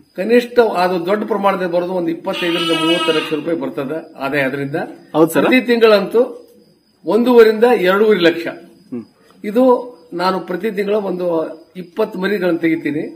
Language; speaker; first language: Kannada; non-native, local second language; Lambadi